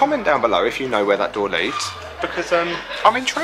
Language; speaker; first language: English; native; English